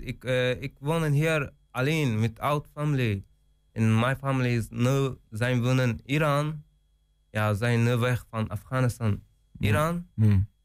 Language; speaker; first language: Dutch; non-native, learner; Persian